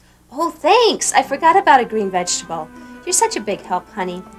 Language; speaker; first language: English; early bilingual, other home language; Spanish